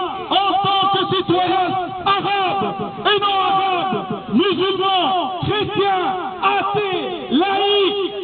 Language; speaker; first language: French; non-native, fluent; Arabic